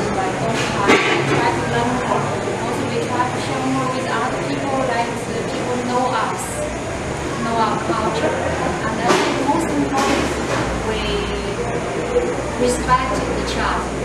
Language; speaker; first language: English; non-native, learner; Chinese